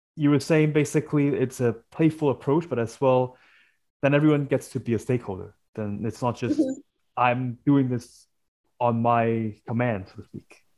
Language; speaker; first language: English; non-native, local second language; Cantonese